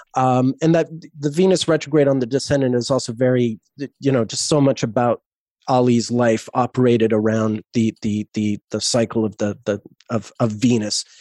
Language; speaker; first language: English; native; English